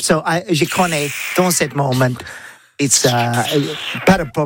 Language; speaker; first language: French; non-native, learner; English